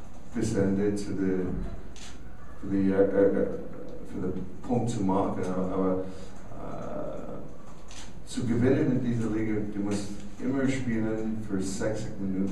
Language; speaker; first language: German; non-native, learner; English